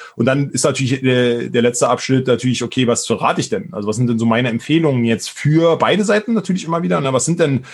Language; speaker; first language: German; native; German